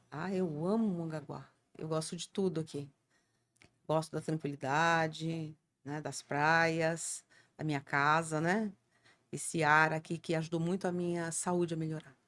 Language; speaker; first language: Portuguese; native; Portuguese